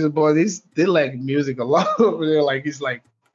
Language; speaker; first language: English; non-native, local second language; Yoruba